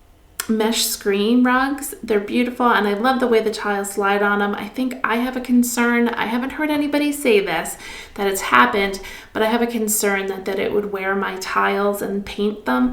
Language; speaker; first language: English; native; English